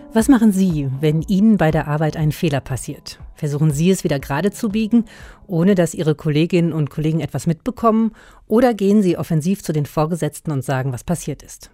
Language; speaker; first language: German; native; German